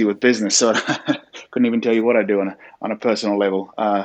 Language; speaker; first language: English; native; English